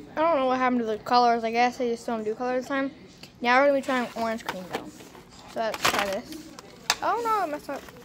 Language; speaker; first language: English; native; English